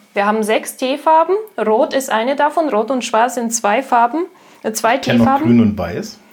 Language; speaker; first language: German; non-native, fluent; Russian